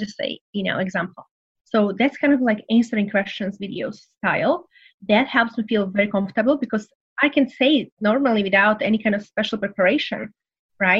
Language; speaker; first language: English; non-native, fluent; Serbian